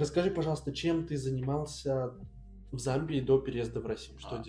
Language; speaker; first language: Russian; native; Russian